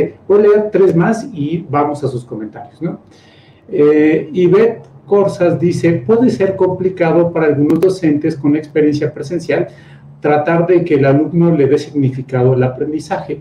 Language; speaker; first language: Spanish; native; Spanish